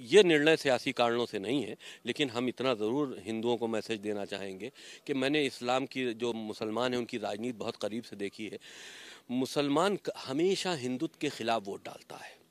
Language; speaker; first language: Hindi; native; Hindi